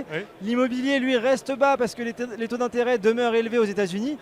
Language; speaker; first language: French; native; French